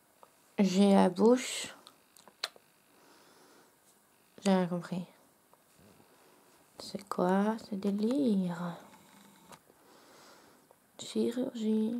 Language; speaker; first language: French; native; French